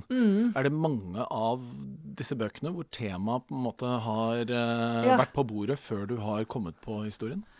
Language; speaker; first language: Norwegian; native; Norwegian